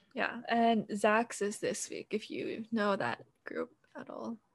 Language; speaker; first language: English; early bilingual, other home language; Korean